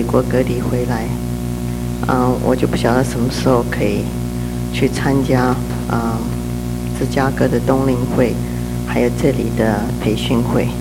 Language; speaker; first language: Chinese; early bilingual, heritage; Chinese